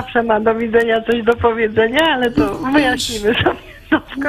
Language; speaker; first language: Polish; native; Polish